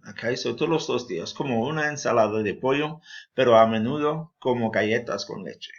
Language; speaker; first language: Spanish; non-native, fluent; English